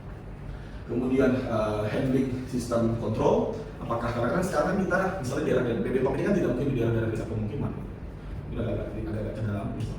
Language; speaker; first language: Indonesian; native; Indonesian